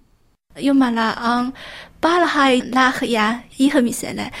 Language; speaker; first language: Finnish; non-native, learner; Chinese